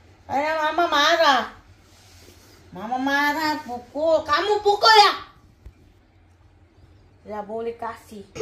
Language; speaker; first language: Indonesian; non-native, learner; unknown